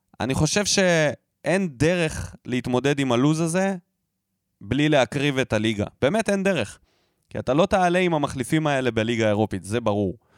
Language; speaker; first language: Hebrew; native; Hebrew